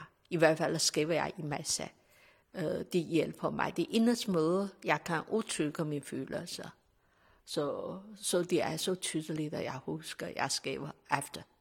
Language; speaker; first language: Danish; non-native, learner; Chinese